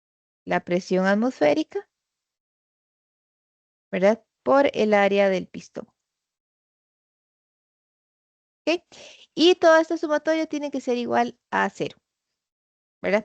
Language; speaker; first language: Spanish; native; Spanish